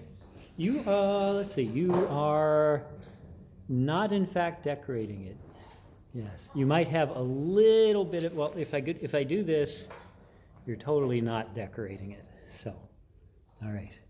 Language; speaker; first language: English; native; English